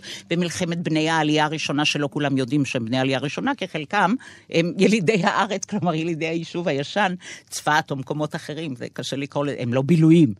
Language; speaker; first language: Hebrew; native; Hebrew